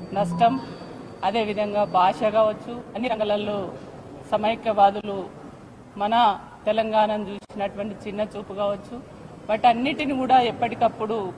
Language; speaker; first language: Telugu; native; Telugu